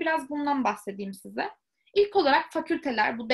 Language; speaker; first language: Turkish; native; Turkish